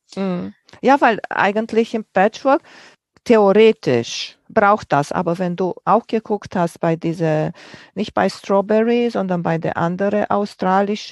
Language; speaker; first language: German; non-native, fluent; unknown